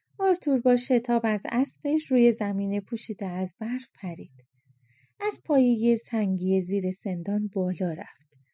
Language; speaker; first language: Persian; native; Persian